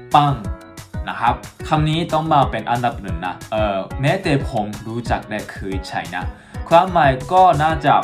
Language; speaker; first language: Thai; non-native, fluent; Japanese